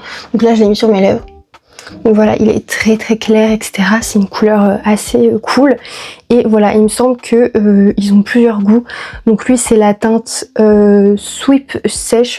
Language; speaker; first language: French; native; French